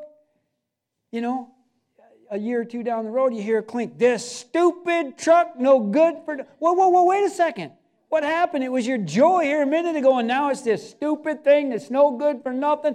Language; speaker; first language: English; native; English